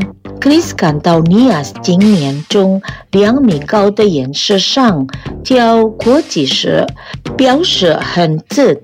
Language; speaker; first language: Chinese; early bilingual, heritage; Chinese